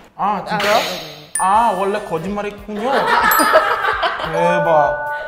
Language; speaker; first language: Korean; non-native, learner; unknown